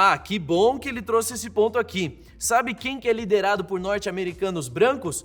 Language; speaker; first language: Portuguese; native; Portuguese